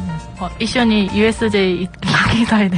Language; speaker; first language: Japanese; non-native, learner; Korean